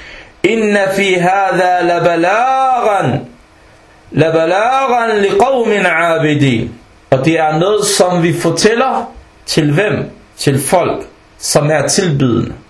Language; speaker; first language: Danish; non-native, local second language; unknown